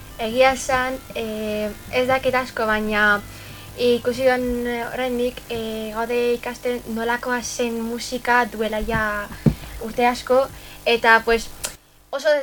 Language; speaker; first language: Basque; non-native, local second language; Spanish